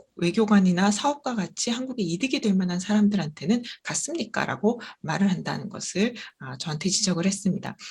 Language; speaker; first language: Korean; native; Korean